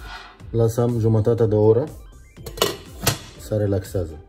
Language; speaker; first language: Romanian; non-native, learner; Arabic